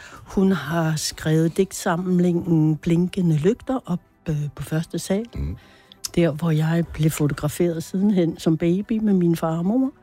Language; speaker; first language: Danish; native; Danish